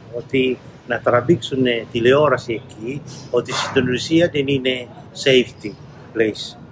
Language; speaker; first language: Greek; non-native, learner; Indonesian